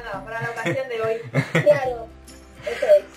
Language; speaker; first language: Spanish; native; Spanish